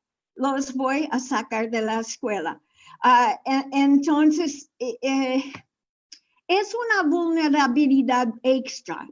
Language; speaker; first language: Spanish; non-native, fluent; English